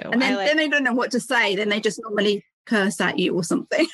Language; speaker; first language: English; native; English